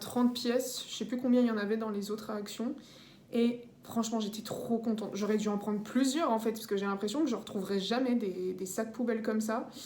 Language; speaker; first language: French; native; French